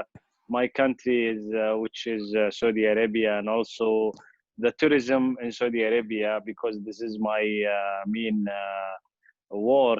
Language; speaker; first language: English; non-native, fluent; Arabic